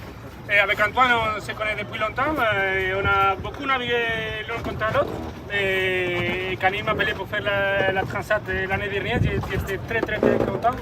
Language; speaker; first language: French; non-native, fluent; Spanish